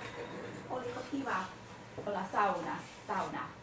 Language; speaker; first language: Finnish; non-native, learner; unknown